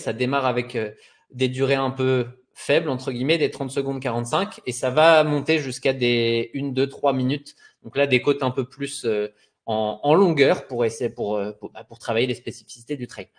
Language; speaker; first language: French; native; French